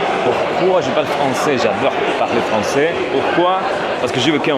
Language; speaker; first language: French; non-native, fluent; Spanish